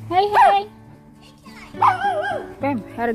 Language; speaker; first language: Swedish; non-native, learner; Indonesian